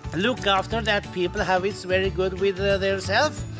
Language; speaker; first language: English; non-native, learner; Norwegian